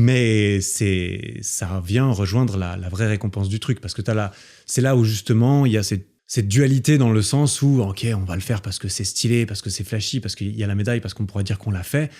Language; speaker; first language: French; native; French